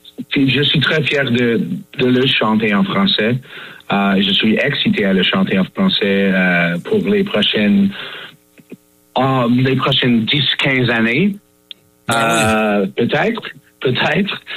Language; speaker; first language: French; non-native, fluent; English